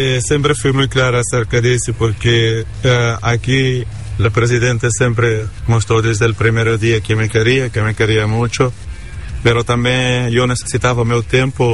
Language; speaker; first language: Spanish; non-native, learner; Portuguese